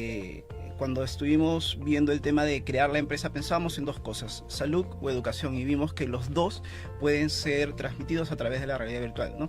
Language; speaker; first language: Spanish; native; Spanish